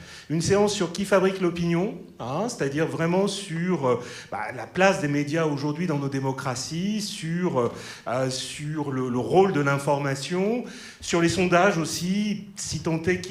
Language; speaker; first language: French; native; French